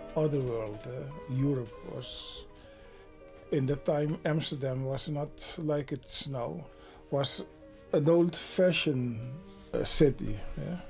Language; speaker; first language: English; non-native, learner; Papiamento